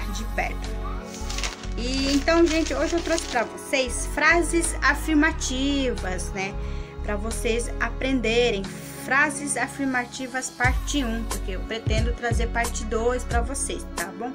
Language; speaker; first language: Portuguese; non-native, local second language; Guarani